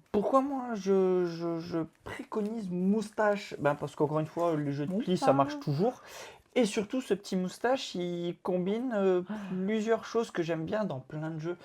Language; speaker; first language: French; native; French